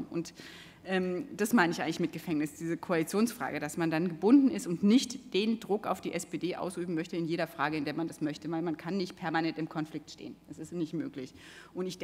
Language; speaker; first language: German; native; German